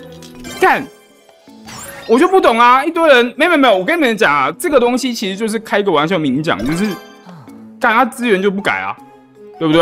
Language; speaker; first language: Chinese; native; Chinese